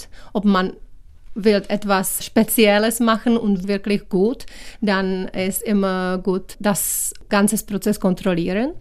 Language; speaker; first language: German; non-native, learner; Czech